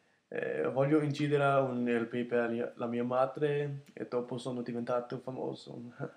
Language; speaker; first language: Italian; non-native, learner; Danish